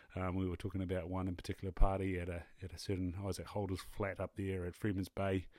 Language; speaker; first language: English; native; English